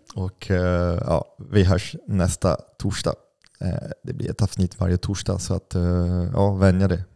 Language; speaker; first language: Swedish; non-native, fluent; French